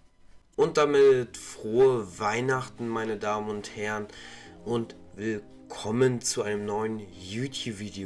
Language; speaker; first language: German; native; German